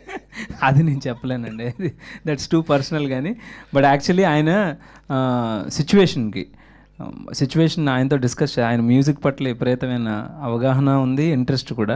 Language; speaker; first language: Telugu; native; Telugu